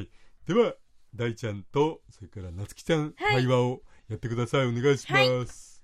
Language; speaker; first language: Japanese; native; Japanese